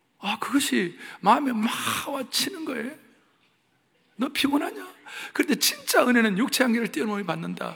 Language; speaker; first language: Korean; native; Korean